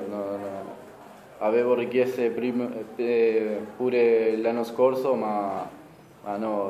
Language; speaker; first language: Italian; non-native, fluent; Spanish